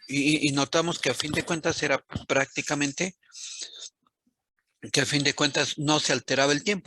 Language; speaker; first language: Spanish; native; Spanish